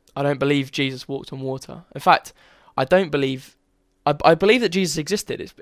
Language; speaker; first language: English; native; English